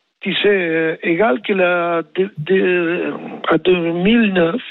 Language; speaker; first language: French; non-native, learner; Spanish